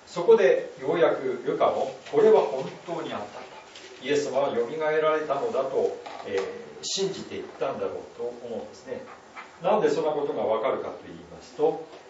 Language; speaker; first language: Japanese; native; Japanese